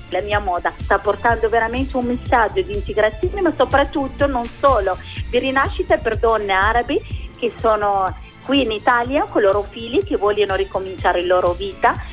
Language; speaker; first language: Italian; non-native, fluent; Arabic